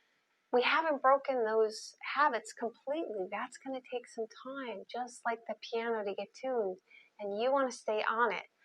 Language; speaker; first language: English; native; English